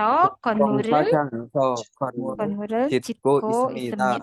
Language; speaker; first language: Korean; non-native, learner; Indonesian